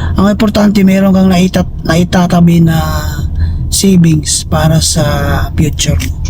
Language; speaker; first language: Filipino; non-native, local second language; Cebuano